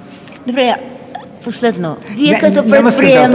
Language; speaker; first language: Bulgarian; native; Bulgarian